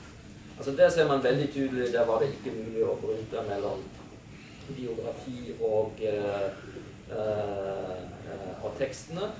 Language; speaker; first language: Norwegian; non-native, fluent; German